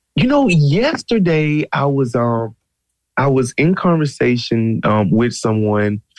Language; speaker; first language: English; native; English